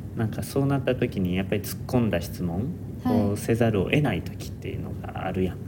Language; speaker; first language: Japanese; native; Japanese